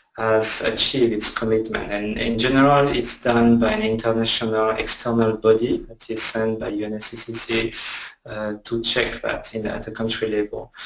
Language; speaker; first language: English; non-native, fluent; French